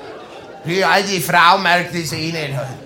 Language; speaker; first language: German; native; German